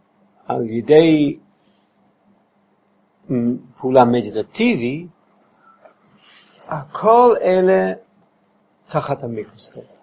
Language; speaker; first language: Hebrew; non-native, fluent; English